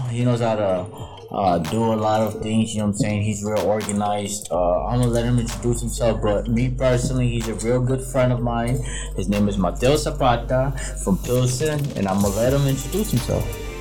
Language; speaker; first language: English; early bilingual, other home language; Spanish